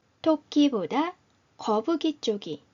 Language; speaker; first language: Korean; native; Korean